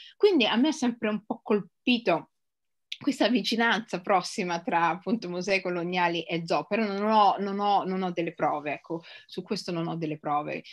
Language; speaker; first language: Italian; native; Italian